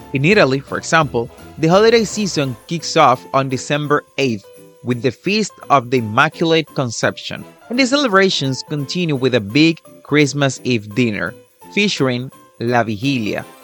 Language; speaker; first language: English; non-native, fluent; Spanish